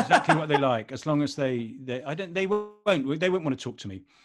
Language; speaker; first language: English; native; English